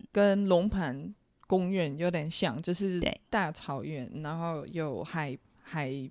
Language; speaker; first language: Chinese; non-native, fluent; Dutch